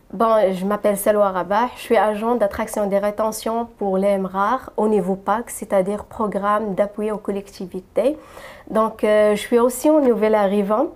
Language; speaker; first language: French; non-native, local second language; Arabic